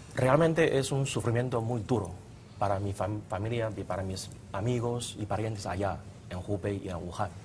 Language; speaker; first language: Spanish; non-native, fluent; Chinese